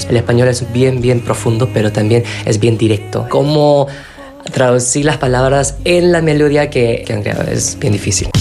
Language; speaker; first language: Spanish; non-native, fluent; Korean